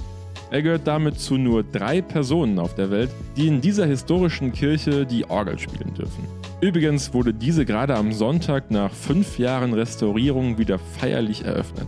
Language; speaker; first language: German; native; German